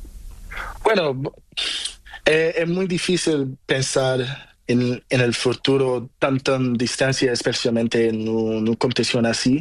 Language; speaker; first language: Spanish; non-native, learner; Portuguese